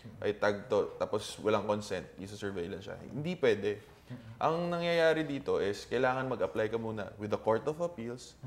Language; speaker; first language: Filipino; native; Filipino